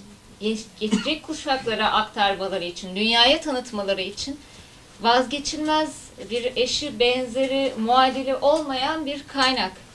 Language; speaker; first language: Turkish; native; Turkish